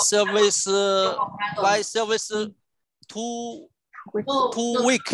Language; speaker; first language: English; non-native, learner; Vietnamese